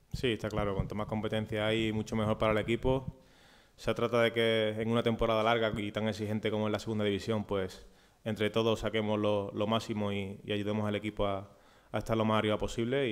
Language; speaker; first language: Spanish; native; Spanish